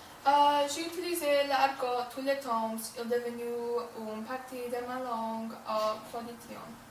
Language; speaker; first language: French; non-native, learner; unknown